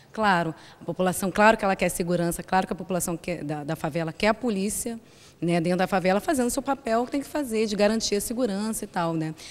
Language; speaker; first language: Portuguese; native; Portuguese